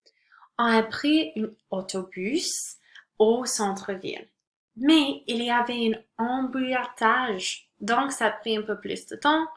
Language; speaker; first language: French; non-native, local second language; English